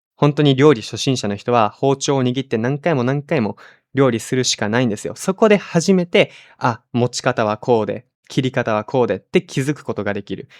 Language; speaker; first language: Japanese; native; Japanese